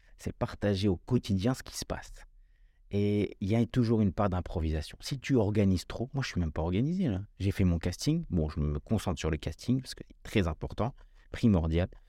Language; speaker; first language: French; early bilingual, other home language; Kabyle